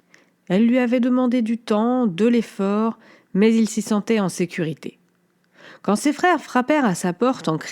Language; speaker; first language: French; native; French